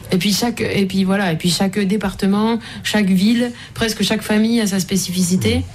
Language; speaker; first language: French; native; French